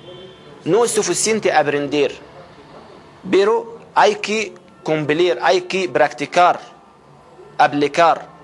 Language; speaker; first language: Spanish; non-native, fluent; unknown